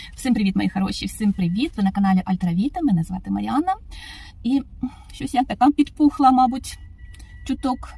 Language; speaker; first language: Ukrainian; native; Ukrainian